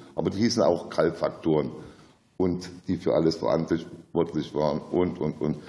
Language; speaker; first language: German; native; German